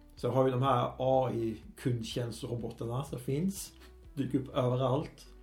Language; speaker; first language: Swedish; native; Swedish